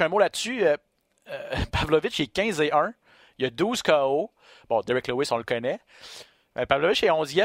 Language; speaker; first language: French; native; French